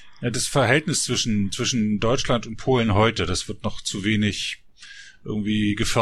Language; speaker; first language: German; native; German